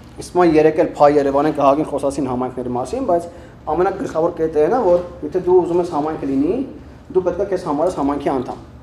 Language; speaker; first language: Armenian; early bilingual, heritage; Armenian